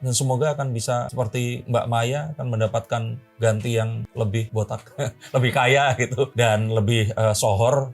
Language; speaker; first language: Indonesian; native; Indonesian